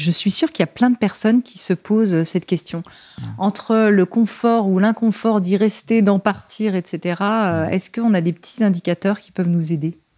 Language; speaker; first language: French; native; French